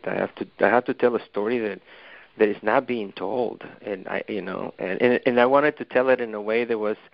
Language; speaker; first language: English; non-native, fluent; Spanish